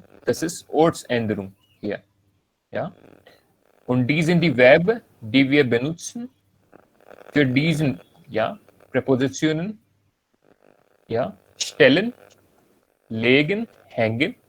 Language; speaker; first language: German; non-native, learner; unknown